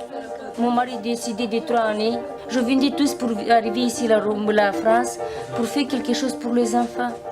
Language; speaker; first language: French; non-native, learner; Romanian